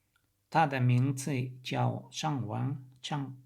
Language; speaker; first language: Chinese; non-native, learner; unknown